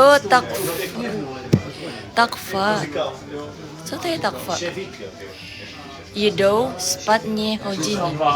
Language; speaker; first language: Czech; non-native, learner; Indonesian